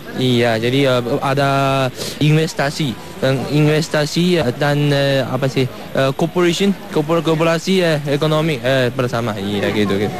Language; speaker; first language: Indonesian; non-native, learner; Chinese